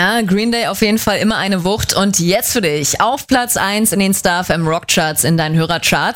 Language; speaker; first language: German; native; German